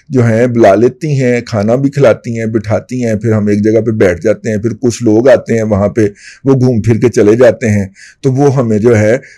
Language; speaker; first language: Urdu; native; Urdu